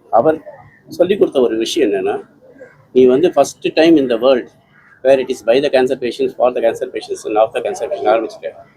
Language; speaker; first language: Tamil; native; Tamil